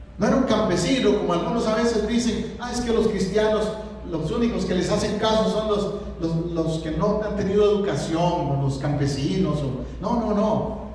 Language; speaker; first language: Spanish; native; Spanish